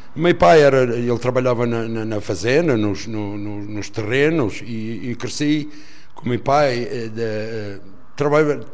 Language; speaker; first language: Portuguese; native; Portuguese